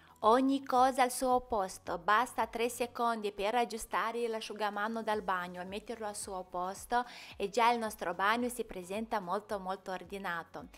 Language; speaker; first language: Italian; non-native, fluent; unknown